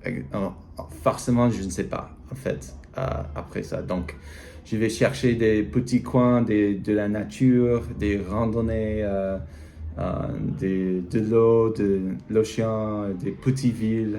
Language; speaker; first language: French; non-native, learner; English